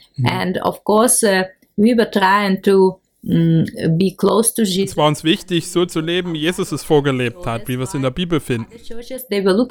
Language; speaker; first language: German; non-native, fluent; Ukrainian